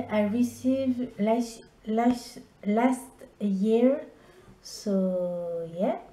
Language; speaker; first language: English; non-native, learner; French